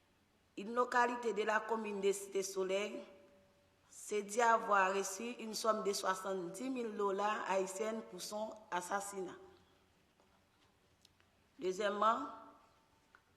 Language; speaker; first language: French; non-native, local second language; Haitian Creole